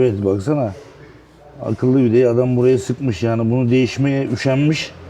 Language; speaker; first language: Turkish; native; Turkish